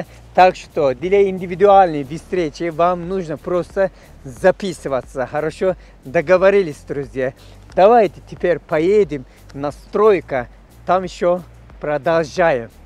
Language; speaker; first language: Russian; non-native, fluent; Turkish